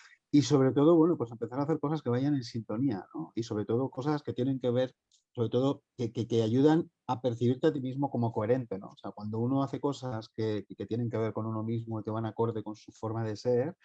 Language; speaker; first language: Spanish; native; Spanish